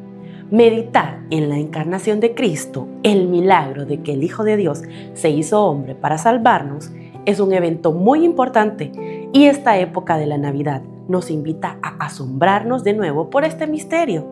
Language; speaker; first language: Spanish; native; Spanish